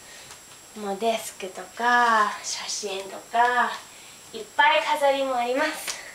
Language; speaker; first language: Japanese; early bilingual, heritage; Japanese